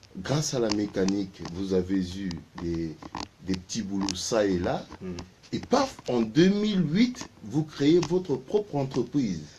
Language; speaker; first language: French; non-native, local second language; Sango